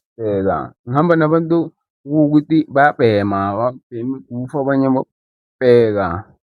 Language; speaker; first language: Zulu; non-native, local second language; Xhosa